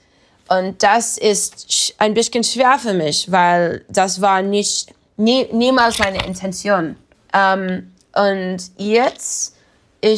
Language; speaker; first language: German; non-native, learner; English